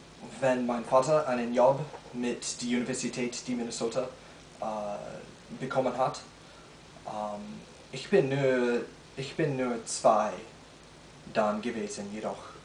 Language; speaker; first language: German; non-native, learner; English